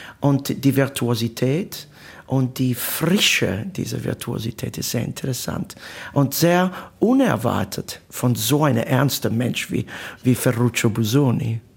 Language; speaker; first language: German; non-native, learner; Italian